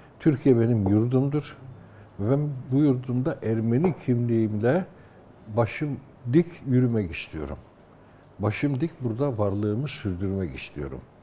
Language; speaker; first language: Turkish; native; Turkish